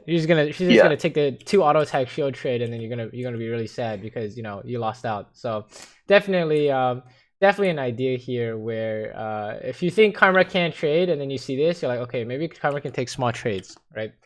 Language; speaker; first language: English; native; English